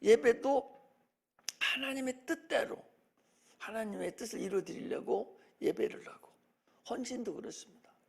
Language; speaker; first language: Korean; native; Korean